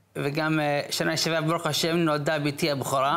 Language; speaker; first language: Hebrew; early bilingual, other home language; English